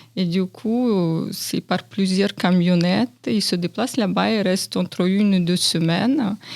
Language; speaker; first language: French; non-native, fluent; Ukrainian